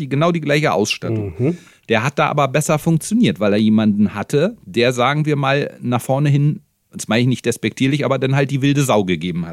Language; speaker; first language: German; native; German